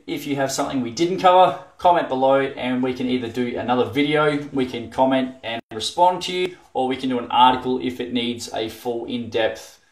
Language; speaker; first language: English; native; English